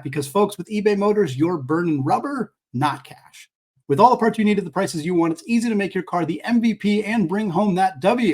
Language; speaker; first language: English; native; English